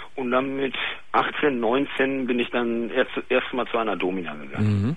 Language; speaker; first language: German; early bilingual, other home language; Turkish